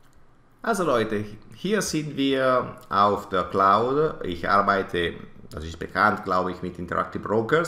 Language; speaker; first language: German; non-native, fluent; Italian